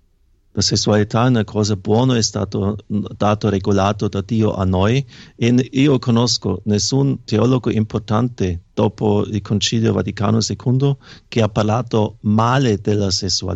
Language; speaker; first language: Italian; non-native, fluent; German